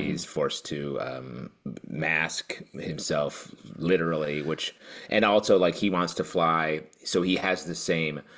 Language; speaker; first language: English; native; English